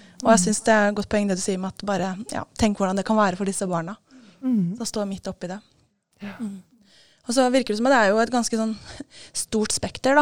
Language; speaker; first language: Norwegian; native; Norwegian